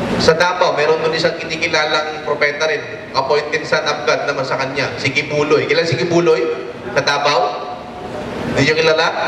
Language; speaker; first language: Filipino; non-native, local second language; Waray